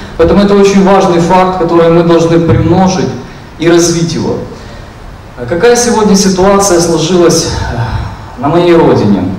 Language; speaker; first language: Russian; non-native, local second language; Ukrainian